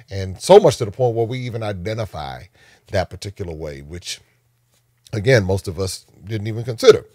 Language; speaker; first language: English; native; English